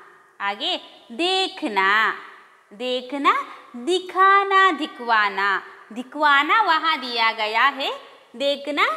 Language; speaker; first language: Hindi; non-native, local second language; Kannada